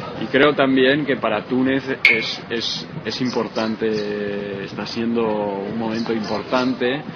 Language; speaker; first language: Spanish; early bilingual, other home language; Arabic